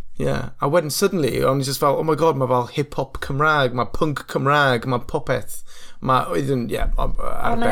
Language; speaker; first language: Welsh; non-native, local second language; English